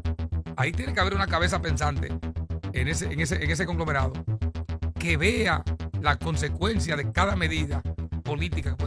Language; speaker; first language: Spanish; native; Spanish